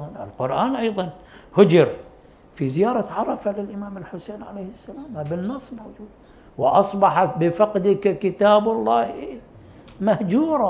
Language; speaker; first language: Arabic; native; Arabic